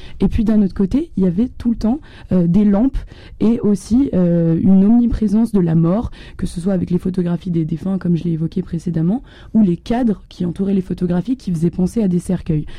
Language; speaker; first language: French; native; French